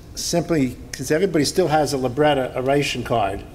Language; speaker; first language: English; native; English